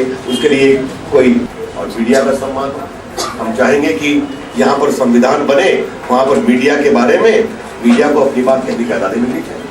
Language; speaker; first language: Hindi; native; Hindi